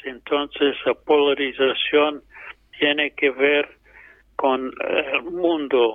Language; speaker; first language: Spanish; non-native, fluent; English